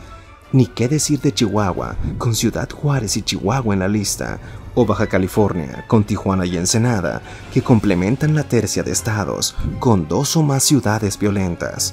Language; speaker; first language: Spanish; native; Spanish